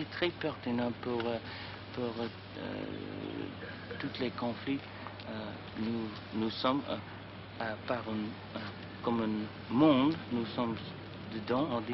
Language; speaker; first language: French; non-native, learner; English